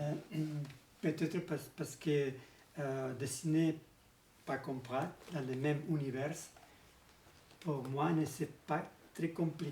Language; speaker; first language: French; non-native, learner; Spanish